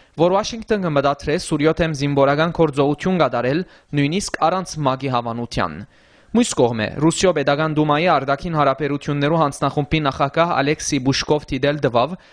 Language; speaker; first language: Armenian; early bilingual, heritage; Armenian